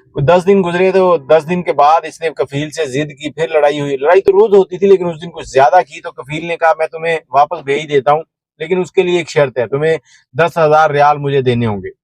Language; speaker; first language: Urdu; non-native, local second language; Punjabi